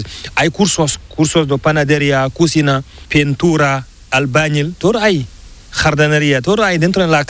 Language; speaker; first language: Spanish; non-native, learner; Fula